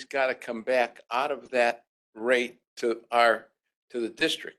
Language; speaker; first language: English; native; English